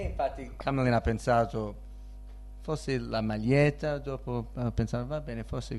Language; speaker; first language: Italian; early bilingual, heritage; Italian